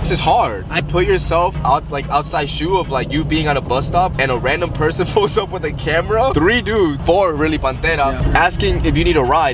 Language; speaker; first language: English; early bilingual, other home language; Spanish